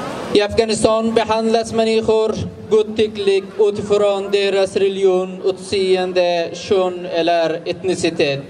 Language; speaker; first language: Swedish; non-native, fluent; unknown